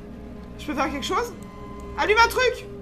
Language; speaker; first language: French; native; French